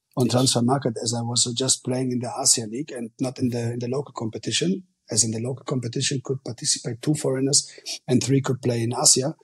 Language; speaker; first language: English; non-native, fluent; German